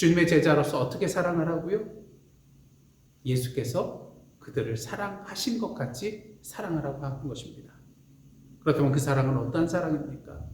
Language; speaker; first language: Korean; native; Korean